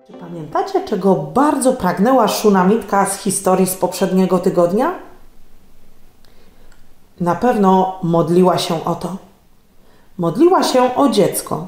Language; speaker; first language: Polish; native; Polish